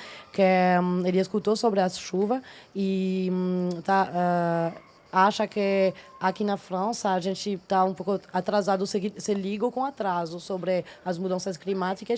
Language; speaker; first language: Portuguese; non-native, fluent; French